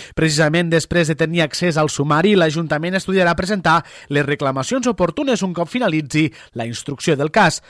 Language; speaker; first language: Catalan; native; Catalan